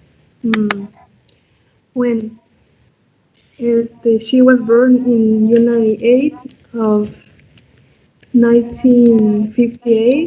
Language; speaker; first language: English; non-native, learner; Spanish